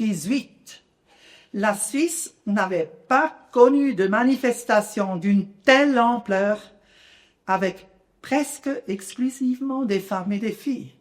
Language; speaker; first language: French; non-native, local second language; German